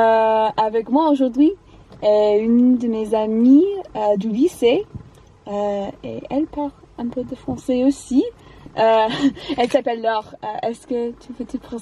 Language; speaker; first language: French; non-native, learner; English